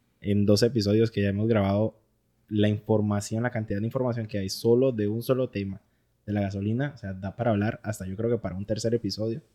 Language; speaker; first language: Spanish; native; Spanish